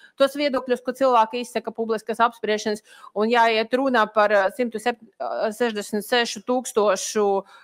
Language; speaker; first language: Latvian; non-native, local second language; Russian